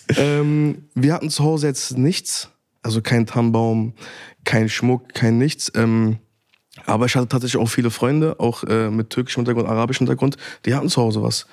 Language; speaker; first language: German; early bilingual, other home language; Turkish